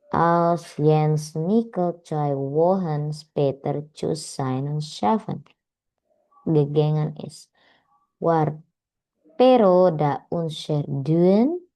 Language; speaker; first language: German; non-native, learner; Indonesian